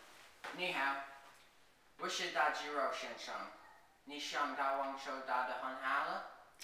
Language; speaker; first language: Chinese; non-native, learner; English